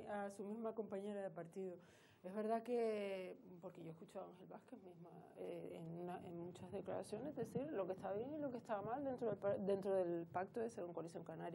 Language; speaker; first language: Spanish; native; Spanish